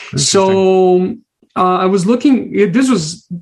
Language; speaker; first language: English; non-native, fluent; Portuguese